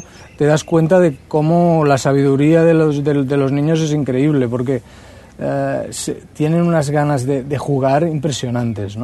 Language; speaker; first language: Spanish; native; Spanish